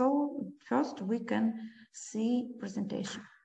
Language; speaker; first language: English; non-native, learner; Ukrainian